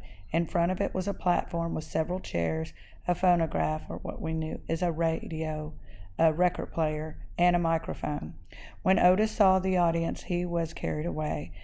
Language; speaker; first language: English; native; English